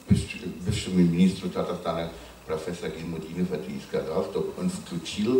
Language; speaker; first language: Russian; non-native, fluent; German